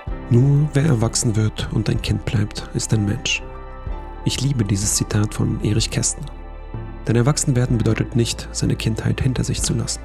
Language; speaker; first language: German; native; German